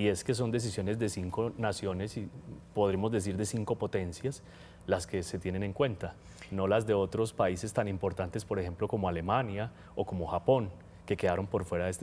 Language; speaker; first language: Spanish; native; Spanish